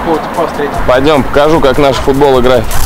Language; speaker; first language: Russian; native; Russian